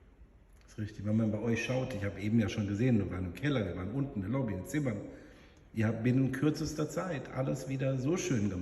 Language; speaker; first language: German; native; German